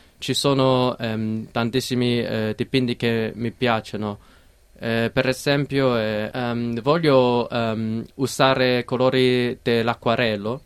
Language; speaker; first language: Italian; non-native, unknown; Cantonese